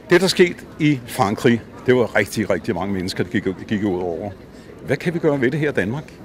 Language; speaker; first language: Danish; native; Danish